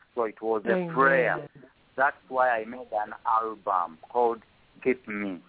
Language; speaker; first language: English; non-native, local second language; Ganda